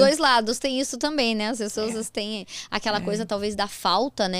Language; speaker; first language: Portuguese; native; Portuguese